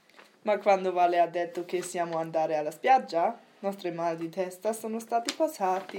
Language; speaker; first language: Italian; non-native, learner; German